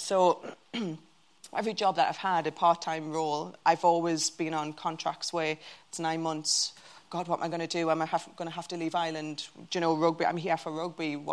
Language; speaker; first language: English; native; English